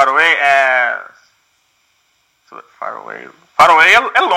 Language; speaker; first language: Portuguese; native; Portuguese